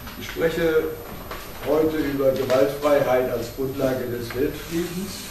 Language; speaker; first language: German; native; German